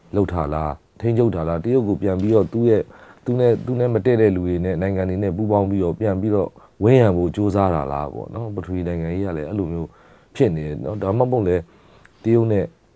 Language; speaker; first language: Burmese; native; Burmese